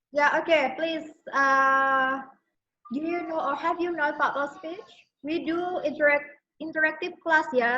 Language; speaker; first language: English; non-native, fluent; Indonesian